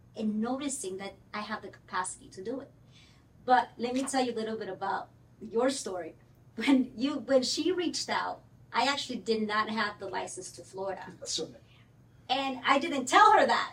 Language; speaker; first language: English; early bilingual, other home language; Spanish